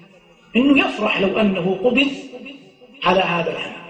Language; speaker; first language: Arabic; native; Arabic